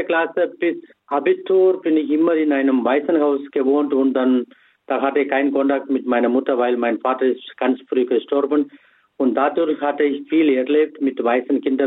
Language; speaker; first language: German; non-native, fluent; Tamil